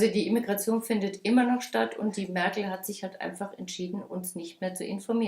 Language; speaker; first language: German; native; German